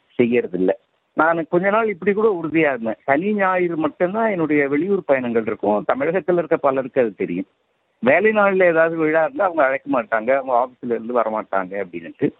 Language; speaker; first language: Tamil; native; Tamil